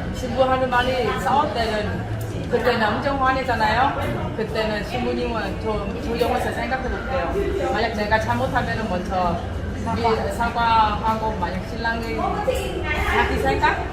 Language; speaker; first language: Korean; non-native, learner; Vietnamese